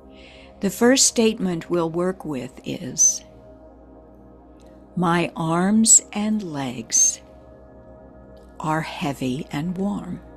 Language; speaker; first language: English; native; English